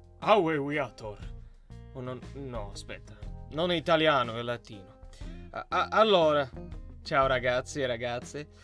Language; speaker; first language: Italian; non-native, learner; Russian